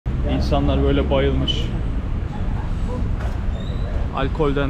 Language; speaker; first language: Turkish; native; Turkish